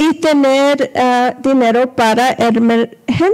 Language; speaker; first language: Spanish; early bilingual, heritage; Spanish